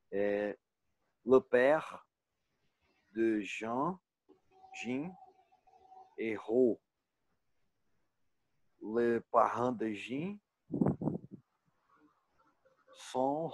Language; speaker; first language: French; non-native, learner; Portuguese